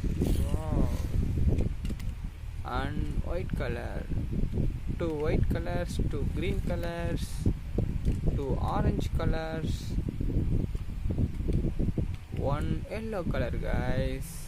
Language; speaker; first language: English; non-native, learner; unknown